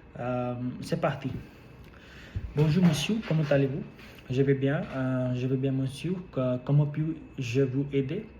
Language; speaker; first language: French; non-native, learner; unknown